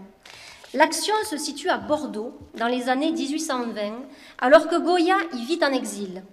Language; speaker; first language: French; native; French